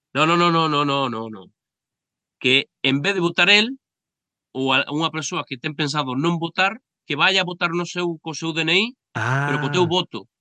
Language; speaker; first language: Galician; native; Galician